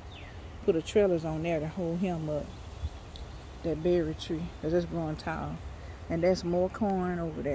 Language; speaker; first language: English; native; English